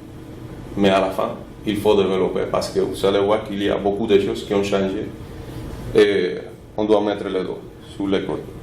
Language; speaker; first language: French; non-native, fluent; Spanish